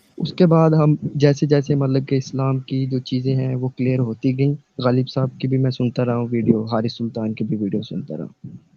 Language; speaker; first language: Urdu; non-native, local second language; Punjabi